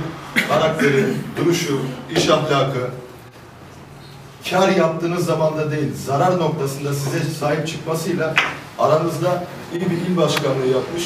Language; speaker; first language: Turkish; native; Turkish